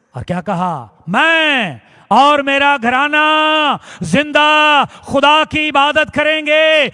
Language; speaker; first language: Urdu; non-native, local second language; Punjabi